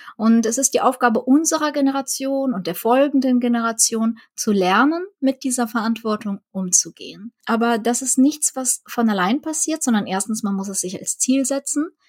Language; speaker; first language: German; early bilingual, other home language; Russian